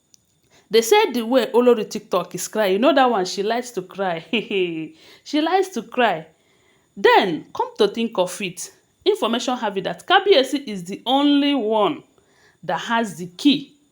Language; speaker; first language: English; non-native, local second language; Yoruba